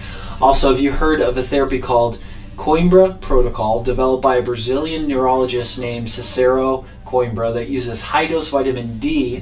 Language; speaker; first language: English; native; English